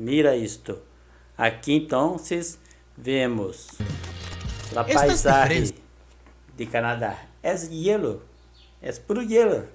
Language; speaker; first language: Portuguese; non-native, learner; Spanish